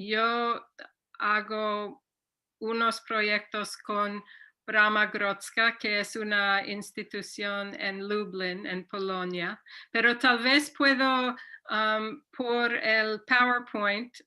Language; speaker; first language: Spanish; non-native, fluent; English